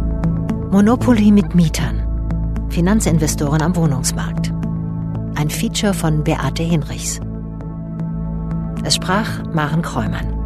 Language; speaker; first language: German; native; German